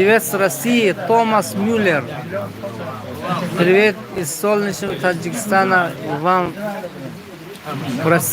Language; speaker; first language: Russian; non-native, learner; Tajik